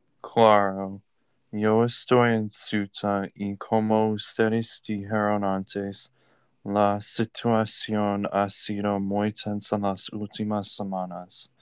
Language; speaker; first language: Spanish; non-native, learner; English